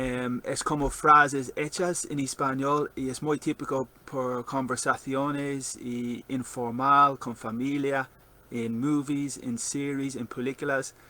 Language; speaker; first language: Spanish; non-native, learner; English